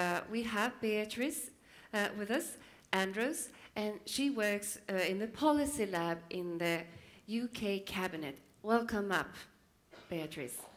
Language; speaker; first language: English; non-native, fluent; Swedish